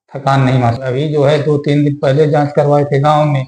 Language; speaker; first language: Hindi; native; Hindi